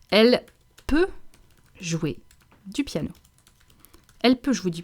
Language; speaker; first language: French; non-native, fluent; English